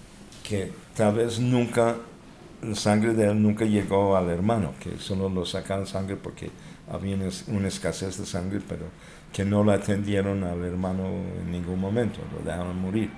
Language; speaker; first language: Spanish; non-native, fluent; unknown